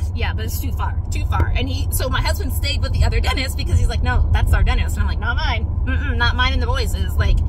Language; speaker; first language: English; native; English